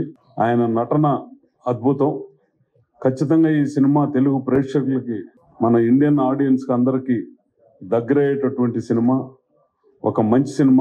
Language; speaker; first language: Telugu; native; Telugu